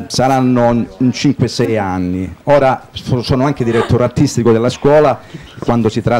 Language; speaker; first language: Italian; native; Italian